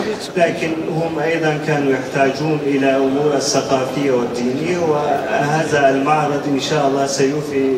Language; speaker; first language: Arabic; non-native, fluent; Turkish